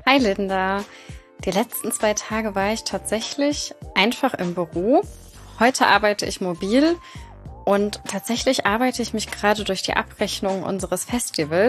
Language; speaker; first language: German; native; German